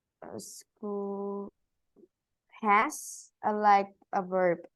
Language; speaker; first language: English; non-native, learner; Vietnamese